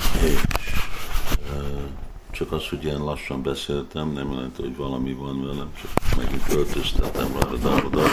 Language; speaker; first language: Hungarian; early bilingual, heritage; Hungarian